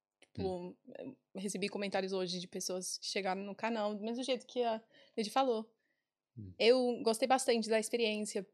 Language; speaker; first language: Portuguese; non-native, fluent; English